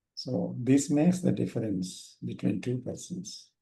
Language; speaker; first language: English; non-native, local second language; Telugu